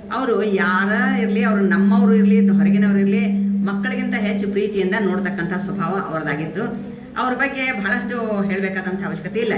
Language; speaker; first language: Kannada; native; Kannada